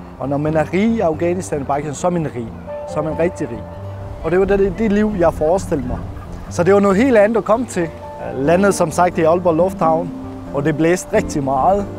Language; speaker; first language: Danish; non-native, fluent; Persian